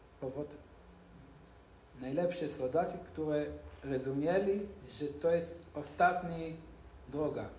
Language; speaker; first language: Polish; non-native, learner; Hebrew